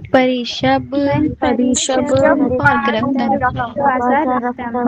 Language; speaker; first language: Persian; non-native, learner; Urdu